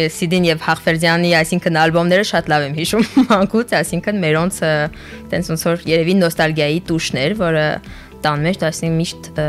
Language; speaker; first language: Armenian; early bilingual, heritage; French